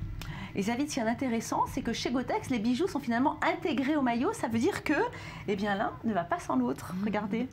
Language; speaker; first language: French; native; French